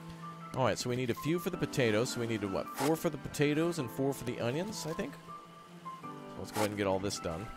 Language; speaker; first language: English; native; English